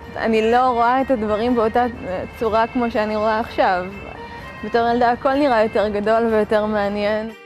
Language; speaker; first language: Hebrew; early bilingual, other home language; Russian